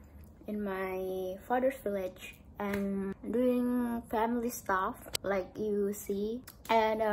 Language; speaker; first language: English; non-native, learner; Indonesian